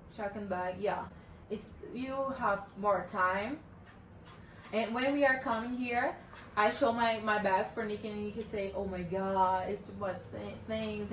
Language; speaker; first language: English; non-native, learner; Portuguese